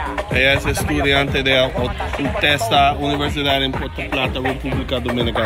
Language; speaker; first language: Spanish; non-native, learner; English